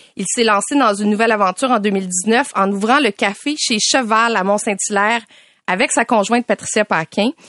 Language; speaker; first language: French; native; French